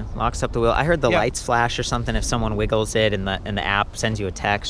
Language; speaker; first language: English; native; English